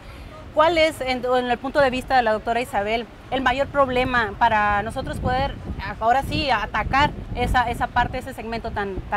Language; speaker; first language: Spanish; native; Spanish